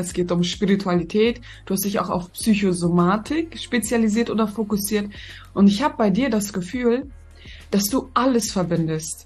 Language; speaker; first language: German; native; German